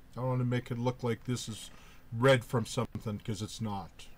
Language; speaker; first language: English; native; English